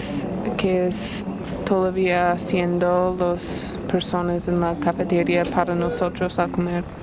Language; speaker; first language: Spanish; non-native, learner; English